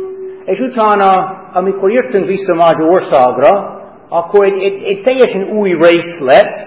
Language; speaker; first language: Hungarian; non-native, fluent; English